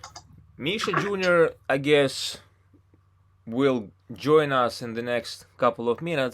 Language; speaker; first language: English; non-native, fluent; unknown